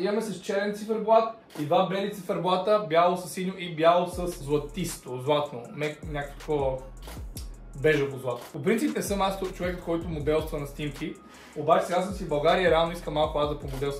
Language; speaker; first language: Bulgarian; native; Bulgarian